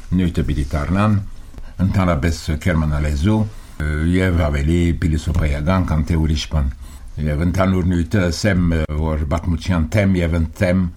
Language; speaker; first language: Armenian; early bilingual, heritage; Armenian